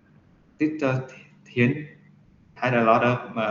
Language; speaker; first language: English; non-native, learner; Vietnamese